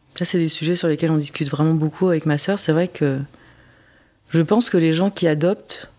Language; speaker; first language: French; native; French